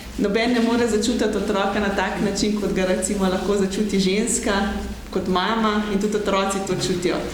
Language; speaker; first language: Slovenian; native; Slovenian